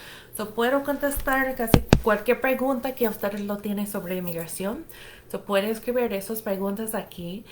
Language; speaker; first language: Spanish; non-native, fluent; English